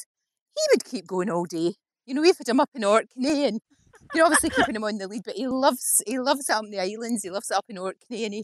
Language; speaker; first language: English; native; English